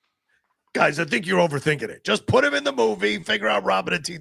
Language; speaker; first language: English; native; English